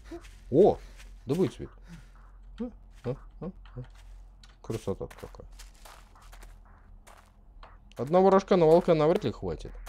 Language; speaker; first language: Russian; native; Russian